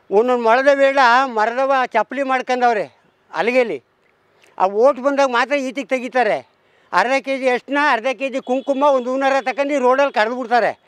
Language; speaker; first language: Kannada; native; Kannada